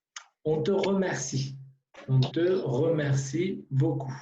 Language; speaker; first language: French; non-native, fluent; Kurdish